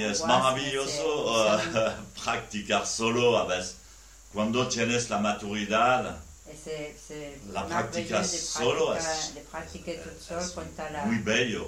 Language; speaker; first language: Spanish; non-native, learner; French